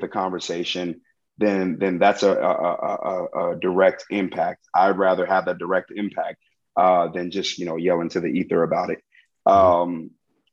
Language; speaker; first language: English; native; English